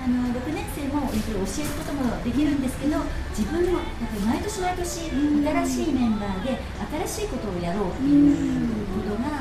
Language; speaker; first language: Japanese; native; Japanese